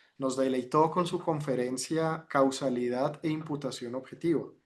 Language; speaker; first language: Spanish; native; Spanish